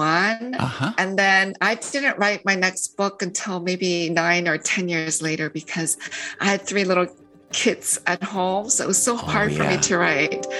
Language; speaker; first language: English; native; English